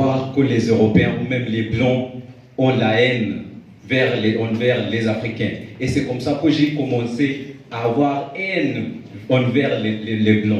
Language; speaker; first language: French; non-native, fluent; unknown